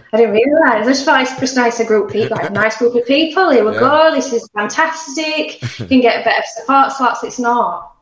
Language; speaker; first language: English; native; English